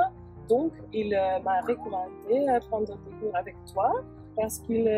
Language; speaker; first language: French; non-native, fluent; English